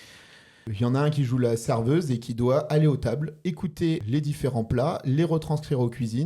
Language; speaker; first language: French; native; French